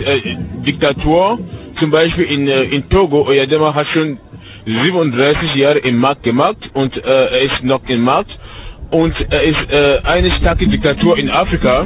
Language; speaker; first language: German; non-native, learner; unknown